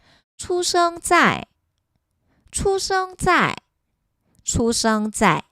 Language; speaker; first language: Chinese; non-native, fluent; Korean